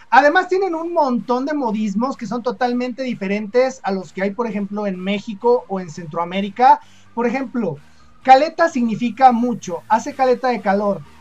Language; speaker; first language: Spanish; native; Spanish